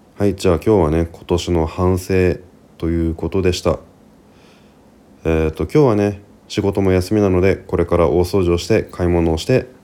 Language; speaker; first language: Japanese; native; Japanese